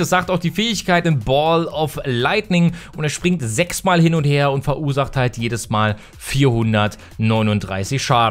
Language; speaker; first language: German; native; German